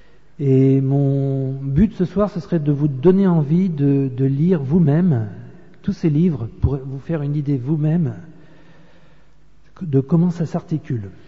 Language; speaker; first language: French; native; French